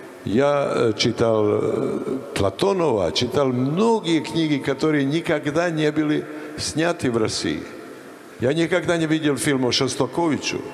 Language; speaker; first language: Russian; non-native, learner; Serbian